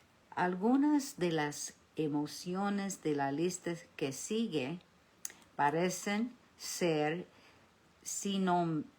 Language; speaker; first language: Spanish; early bilingual, heritage; Spanish